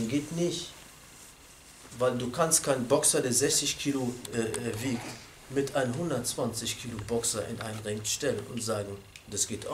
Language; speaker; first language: German; non-native, fluent; Arabic